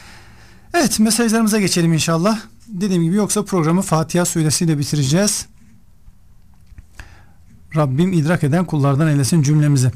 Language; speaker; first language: Turkish; native; Turkish